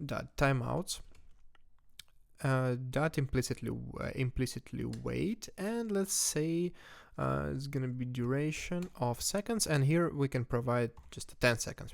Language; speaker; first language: English; non-native, fluent; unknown